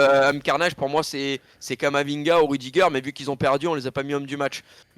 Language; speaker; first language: French; native; French